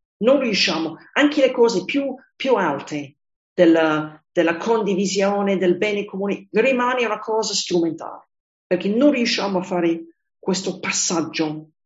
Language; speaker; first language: Italian; non-native, fluent; English